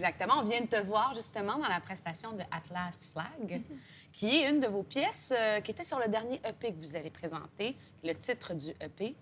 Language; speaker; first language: French; native; French